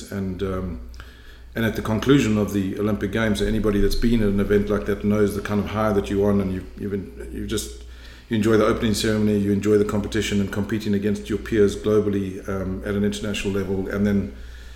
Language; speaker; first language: English; native; English